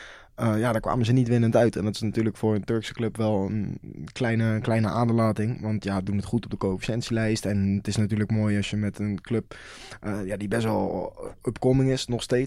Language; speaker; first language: Dutch; native; Dutch